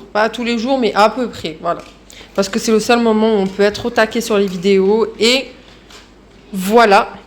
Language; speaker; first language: French; native; French